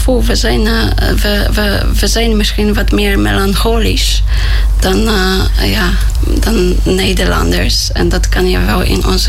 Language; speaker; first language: Dutch; non-native, fluent; Polish